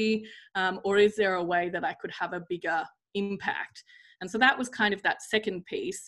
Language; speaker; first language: English; native; English